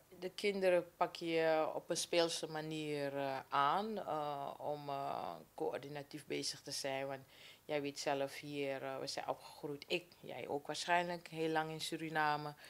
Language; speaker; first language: Dutch; native; Dutch